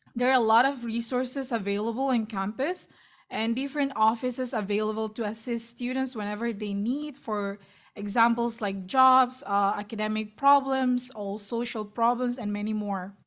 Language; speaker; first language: English; non-native, fluent; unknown